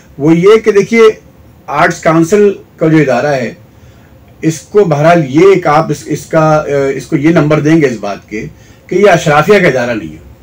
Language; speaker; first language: Urdu; native; Urdu